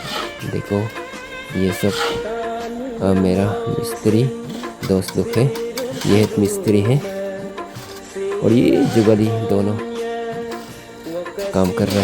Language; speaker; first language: Hindi; non-native, local second language; Mising